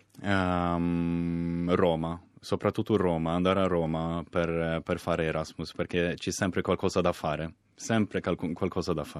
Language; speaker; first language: Italian; non-native, fluent; Swedish